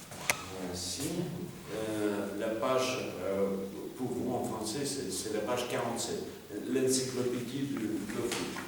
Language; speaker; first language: French; non-native, fluent; Russian